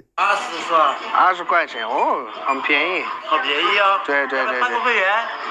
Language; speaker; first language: Chinese; non-native, fluent; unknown